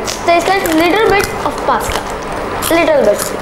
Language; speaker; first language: English; non-native, local second language; Hindi